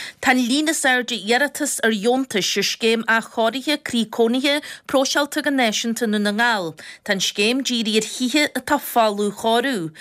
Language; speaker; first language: Irish; native; Irish